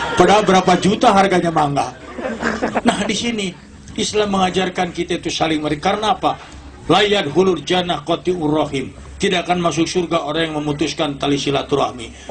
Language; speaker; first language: Indonesian; non-native, local second language; Sundanese